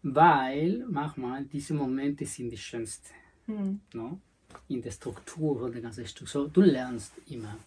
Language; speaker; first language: German; non-native, learner; Spanish